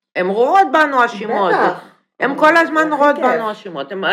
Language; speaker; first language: Hebrew; non-native, fluent; Russian